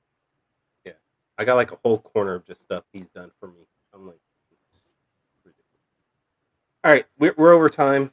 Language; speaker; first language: English; native; English